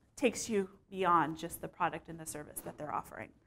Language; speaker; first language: English; native; English